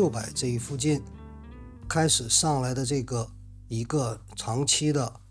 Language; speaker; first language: Chinese; native; Chinese